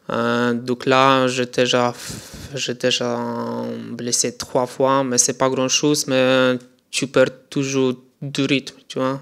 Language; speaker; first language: French; non-native, learner; Polish